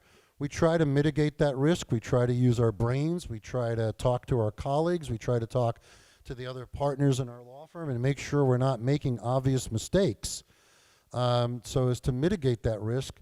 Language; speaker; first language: English; native; English